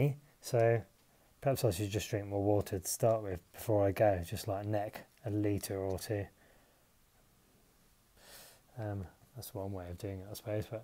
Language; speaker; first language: English; native; English